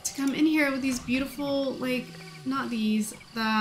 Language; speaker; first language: English; native; English